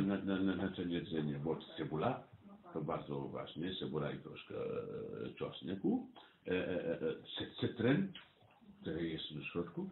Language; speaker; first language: Polish; non-native, learner; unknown